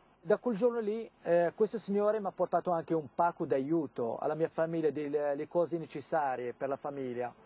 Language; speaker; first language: Italian; non-native, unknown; Arabic